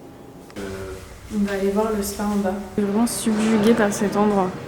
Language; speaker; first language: French; native; French